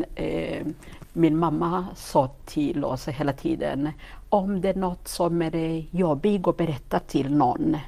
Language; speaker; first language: Swedish; non-native, fluent; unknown